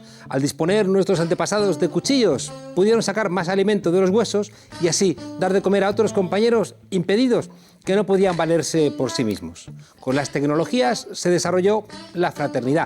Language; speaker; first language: Spanish; native; Spanish